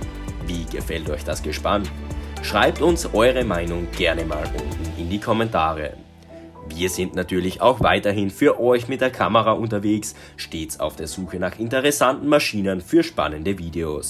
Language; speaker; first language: German; native; German